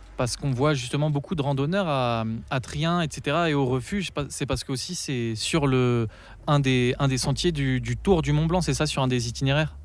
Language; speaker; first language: French; native; French